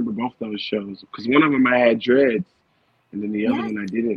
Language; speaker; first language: English; native; English